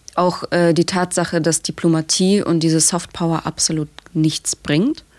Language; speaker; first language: German; native; German